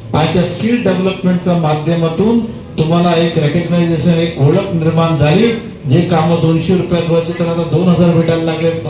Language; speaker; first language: Marathi; non-native, local second language; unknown